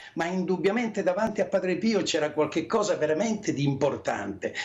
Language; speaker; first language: Italian; native; Italian